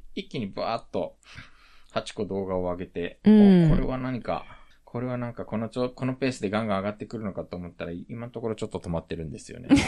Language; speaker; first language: Japanese; early bilingual, heritage; Korean